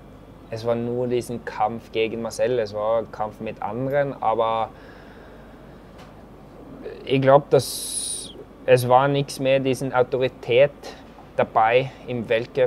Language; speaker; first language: German; non-native, fluent; Norwegian